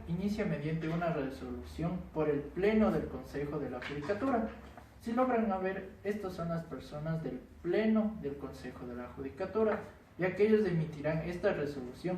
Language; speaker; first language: Spanish; native; Spanish